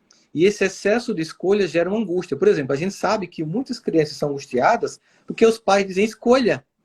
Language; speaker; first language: Portuguese; native; Portuguese